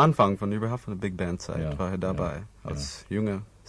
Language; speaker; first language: German; non-native, fluent; English